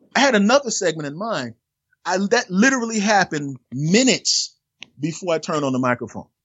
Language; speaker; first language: English; native; English